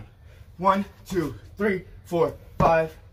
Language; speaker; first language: English; native; English